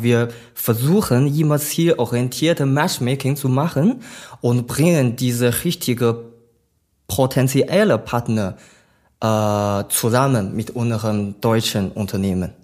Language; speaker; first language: German; non-native, learner; Chinese